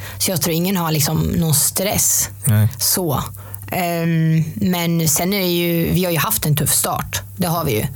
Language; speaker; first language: Swedish; native; Swedish